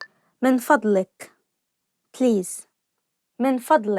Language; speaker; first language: Arabic; native; Arabic